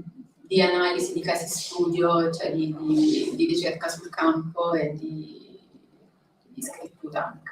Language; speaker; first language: Italian; native; Italian